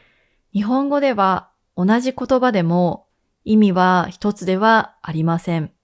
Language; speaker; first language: Japanese; native; Japanese